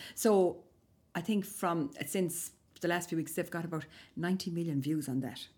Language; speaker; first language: English; native; English